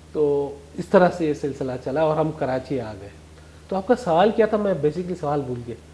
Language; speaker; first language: Urdu; non-native, local second language; Gujarati